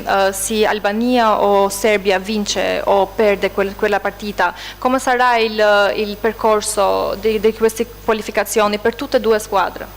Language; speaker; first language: Italian; non-native, fluent; Albanian